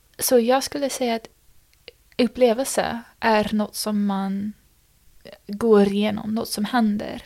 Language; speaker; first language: Swedish; non-native, fluent; English